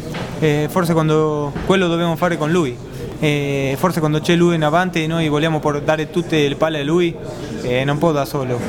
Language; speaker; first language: Italian; non-native, fluent; Spanish